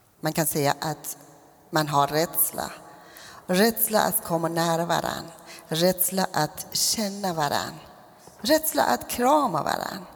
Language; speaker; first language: Swedish; non-native, fluent; Persian